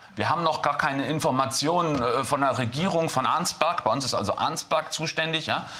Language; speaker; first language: German; native; German